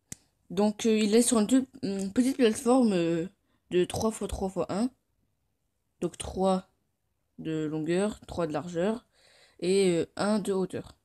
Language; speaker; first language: French; native; French